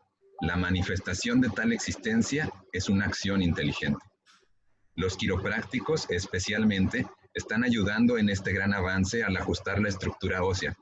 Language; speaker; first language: Spanish; native; Spanish